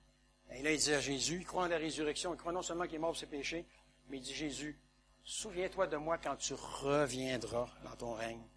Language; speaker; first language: French; native; French